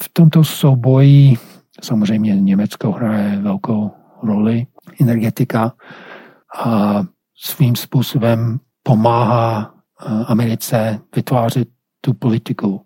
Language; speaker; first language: Czech; non-native, fluent; English